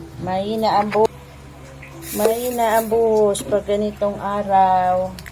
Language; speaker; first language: Filipino; native; Filipino